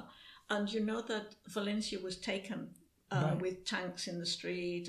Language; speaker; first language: English; native; English